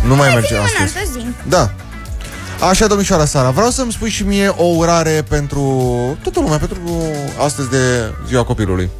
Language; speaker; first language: Romanian; native; Romanian